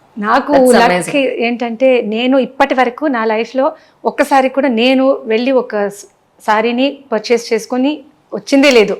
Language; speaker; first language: Telugu; non-native, local second language; Tamil